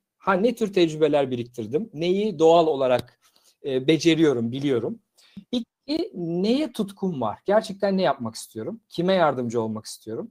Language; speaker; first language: Turkish; native; Turkish